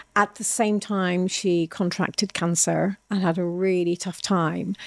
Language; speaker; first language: English; native; English